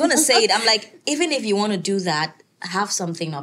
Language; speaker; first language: English; native; English